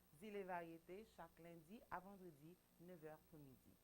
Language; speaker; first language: French; non-native, local second language; Haitian Creole